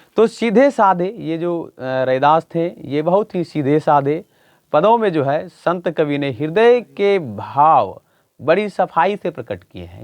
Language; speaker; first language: Hindi; native; Hindi